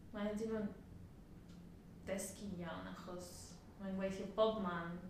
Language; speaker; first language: Welsh; non-native, learner; Spanish